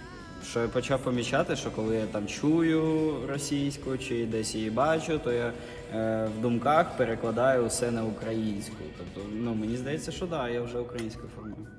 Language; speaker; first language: Ukrainian; non-native, local second language; Russian